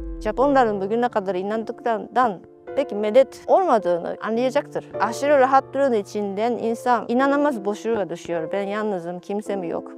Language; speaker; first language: Turkish; non-native, fluent; Japanese